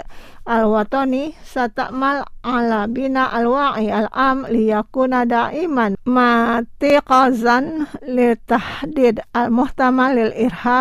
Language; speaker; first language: Arabic; non-native, fluent; Indonesian